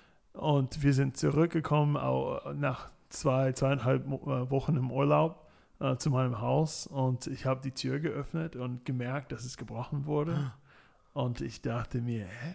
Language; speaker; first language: German; non-native, fluent; English